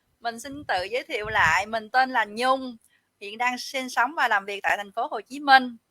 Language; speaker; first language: Vietnamese; native; Vietnamese